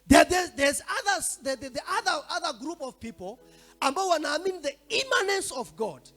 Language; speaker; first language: English; non-native, local second language; Swahili